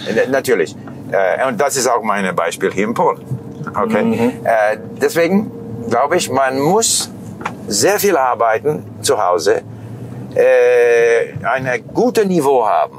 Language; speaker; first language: German; non-native, fluent; English